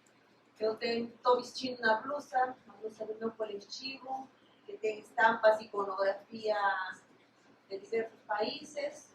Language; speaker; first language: Portuguese; non-native, fluent; Spanish